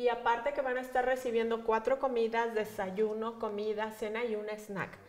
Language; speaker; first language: Spanish; native; Spanish